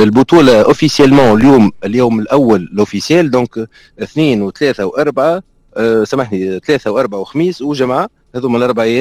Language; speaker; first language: Arabic; native; Arabic